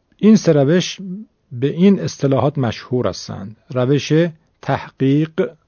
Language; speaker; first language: Persian; native; Persian